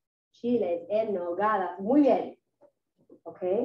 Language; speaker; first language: Spanish; non-native, fluent; English